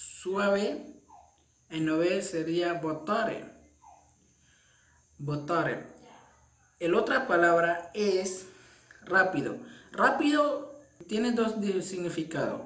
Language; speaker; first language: Spanish; non-native, local second language; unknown